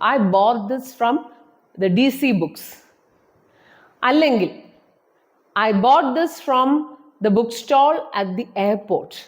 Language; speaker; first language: English; non-native, local second language; Malayalam